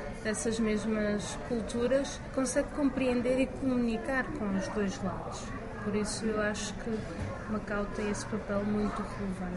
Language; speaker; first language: Portuguese; native; Portuguese